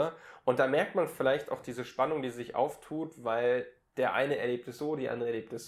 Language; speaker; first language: German; native; German